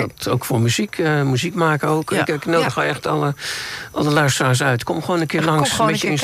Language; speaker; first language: Dutch; native; Dutch